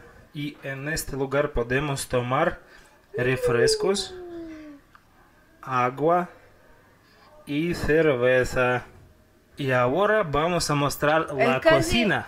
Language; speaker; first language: Spanish; non-native, fluent; Russian